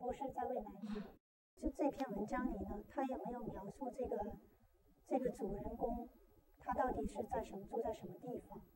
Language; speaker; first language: Chinese; native; Chinese